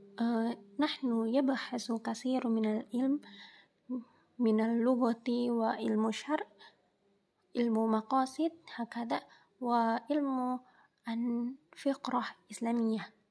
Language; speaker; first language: Arabic; non-native, learner; Indonesian